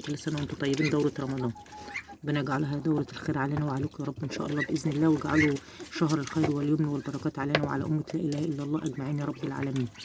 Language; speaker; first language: Arabic; native; Arabic